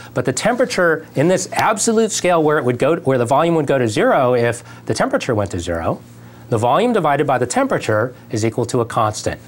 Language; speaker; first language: English; native; English